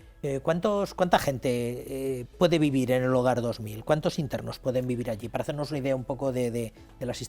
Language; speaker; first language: Spanish; native; Spanish